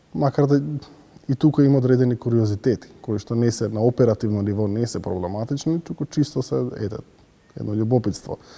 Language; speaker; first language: Macedonian; native; Macedonian